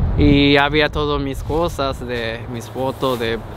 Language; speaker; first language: Spanish; non-native, learner; Japanese